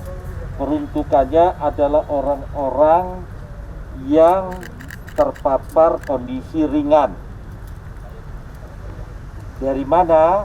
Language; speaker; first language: Indonesian; native; Indonesian